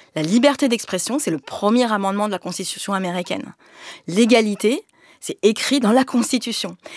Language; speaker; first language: French; native; French